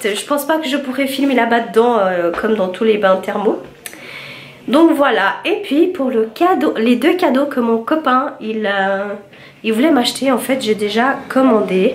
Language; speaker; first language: French; early bilingual, other home language; Portuguese